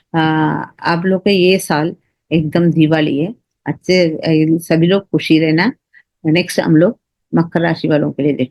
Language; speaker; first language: Hindi; non-native, local second language; Tamil